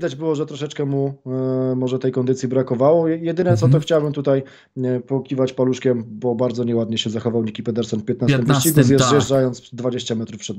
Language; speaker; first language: Polish; native; Polish